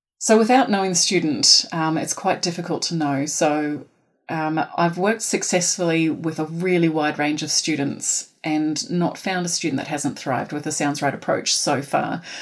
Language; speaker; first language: English; native; English